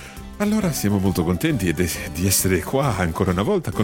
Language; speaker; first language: Italian; non-native, fluent; English